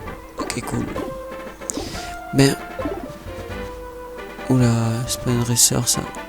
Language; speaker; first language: French; native; French